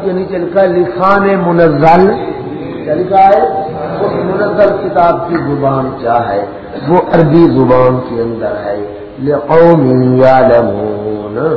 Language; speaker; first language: Urdu; non-native, local second language; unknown